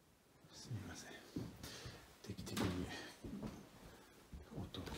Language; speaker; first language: Japanese; non-native, fluent; French